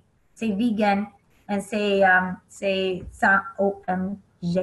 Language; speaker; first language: French; non-native, learner; English